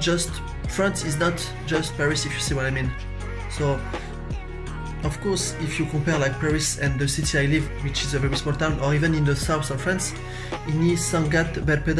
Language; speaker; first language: English; non-native, learner; French